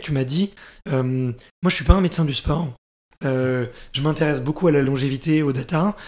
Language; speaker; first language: French; native; French